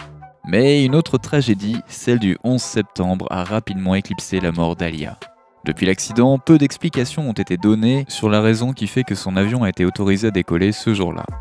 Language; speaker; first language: French; native; French